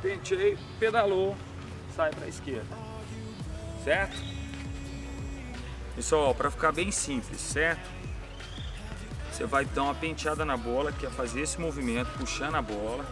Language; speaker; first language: Portuguese; native; Portuguese